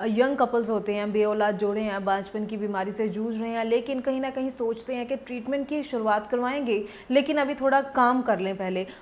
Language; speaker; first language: Hindi; non-native, local second language; Punjabi